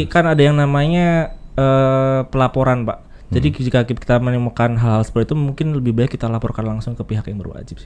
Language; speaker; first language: Indonesian; native; Indonesian